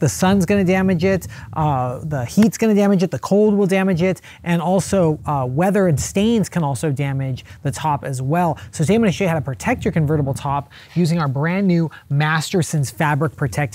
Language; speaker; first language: English; native; English